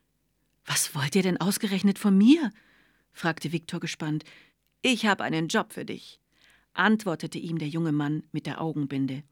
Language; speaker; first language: German; native; German